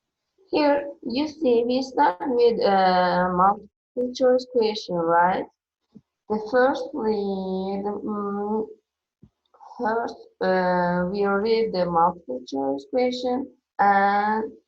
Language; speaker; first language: English; non-native, fluent; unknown